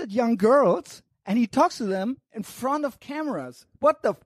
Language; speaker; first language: English; non-native, fluent; German